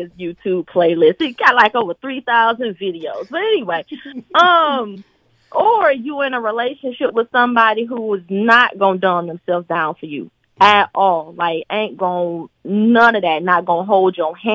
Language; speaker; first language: English; native; English